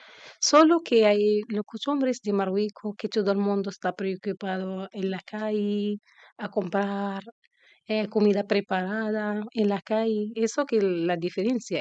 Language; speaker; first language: Spanish; non-native, learner; Arabic